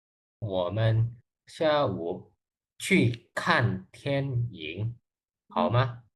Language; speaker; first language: Chinese; non-native, learner; Indonesian